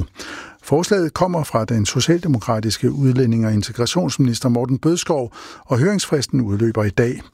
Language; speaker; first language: Danish; native; Danish